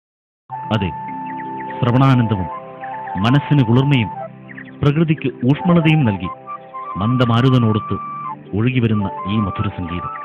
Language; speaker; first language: Malayalam; native; Malayalam